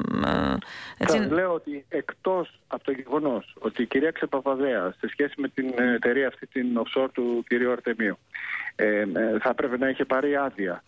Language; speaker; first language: Greek; native; Greek